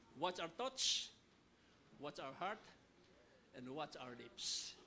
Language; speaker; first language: English; non-native, local second language; Filipino